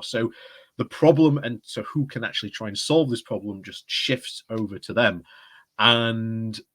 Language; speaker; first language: English; native; English